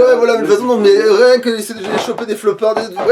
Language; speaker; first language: French; native; French